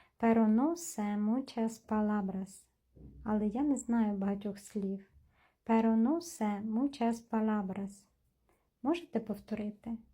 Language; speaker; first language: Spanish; non-native, learner; Ukrainian